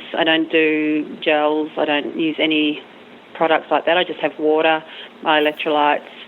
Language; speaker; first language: English; native; English